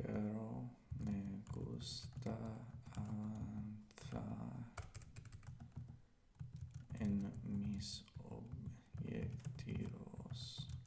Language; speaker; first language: Spanish; non-native, learner; English